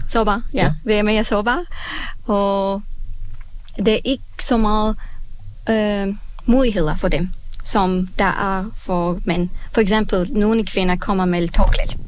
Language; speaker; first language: Danish; non-native, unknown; Arabic